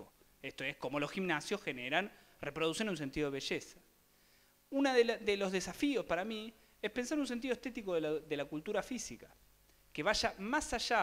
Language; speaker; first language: Spanish; native; Spanish